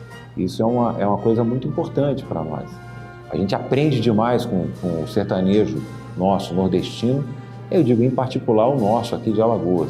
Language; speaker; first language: Portuguese; native; Portuguese